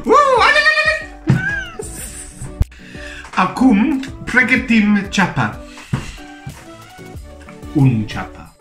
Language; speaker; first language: Romanian; non-native, learner; English